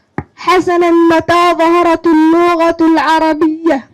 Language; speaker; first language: Arabic; non-native, learner; Somali